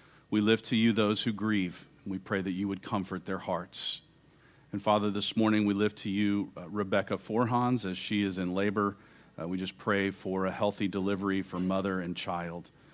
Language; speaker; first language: English; native; English